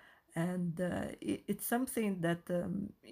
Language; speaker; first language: English; non-native, fluent; Portuguese